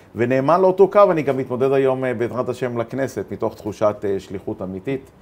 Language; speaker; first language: Hebrew; native; Hebrew